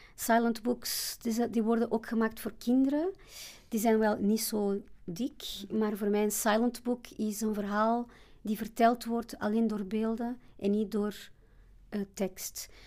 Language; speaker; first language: Dutch; non-native, fluent; Portuguese